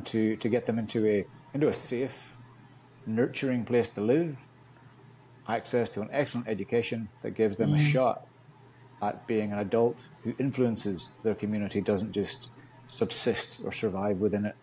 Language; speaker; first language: English; native; English